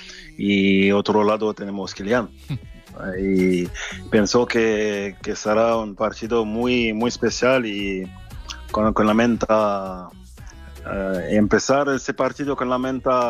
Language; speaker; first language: Spanish; non-native, fluent; French